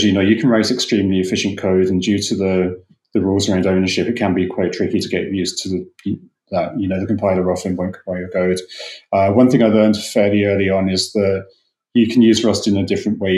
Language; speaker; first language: English; native; English